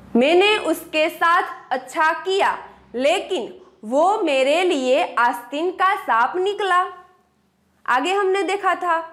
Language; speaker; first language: Hindi; non-native, local second language; Gujarati